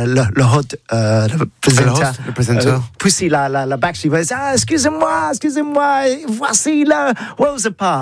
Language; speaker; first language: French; non-native, learner; English